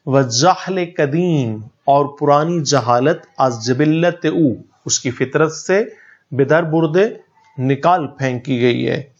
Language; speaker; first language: Urdu; native; Urdu